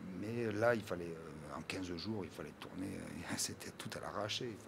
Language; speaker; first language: French; native; French